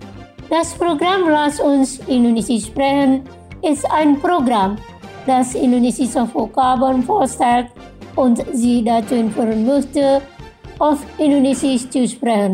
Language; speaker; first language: German; non-native, fluent; Indonesian